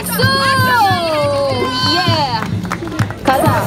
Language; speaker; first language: Korean; non-native, learner; Russian